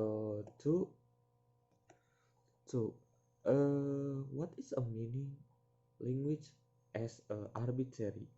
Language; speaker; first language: English; non-native, learner; Indonesian